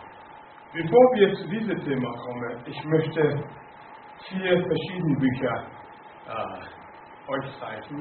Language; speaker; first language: German; non-native, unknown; Akan